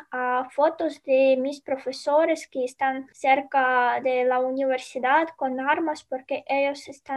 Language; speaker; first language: Spanish; non-native, fluent; Ukrainian